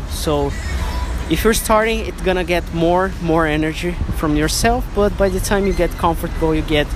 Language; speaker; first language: English; non-native, fluent; Portuguese